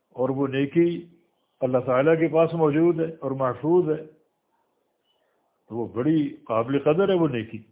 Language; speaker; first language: Urdu; native; Urdu